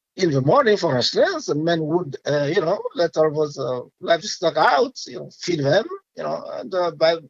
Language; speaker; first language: English; non-native, fluent; French